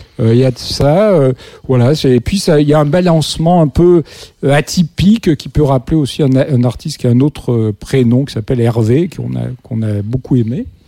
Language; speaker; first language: French; native; French